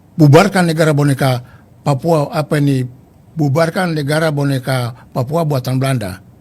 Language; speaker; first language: Indonesian; native; Indonesian